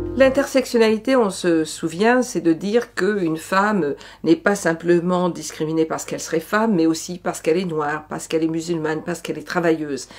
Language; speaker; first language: French; native; French